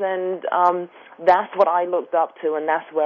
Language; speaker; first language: English; native; English